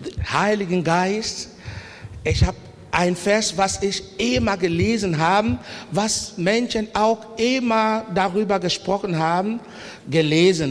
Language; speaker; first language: German; non-native, learner; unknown